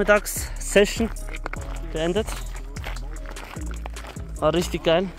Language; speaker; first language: German; native; German